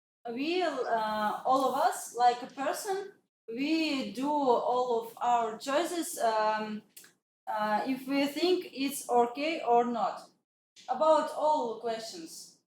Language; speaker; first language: English; non-native, learner; Russian